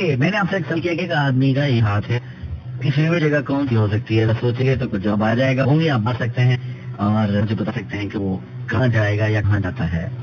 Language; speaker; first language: Urdu; native; Urdu